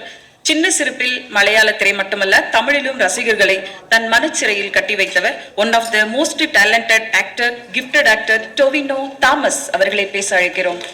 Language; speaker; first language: Tamil; native; Tamil